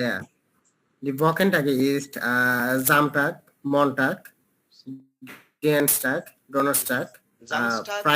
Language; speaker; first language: German; non-native, learner; Bangla